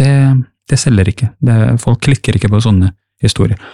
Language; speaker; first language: Norwegian; non-native, fluent; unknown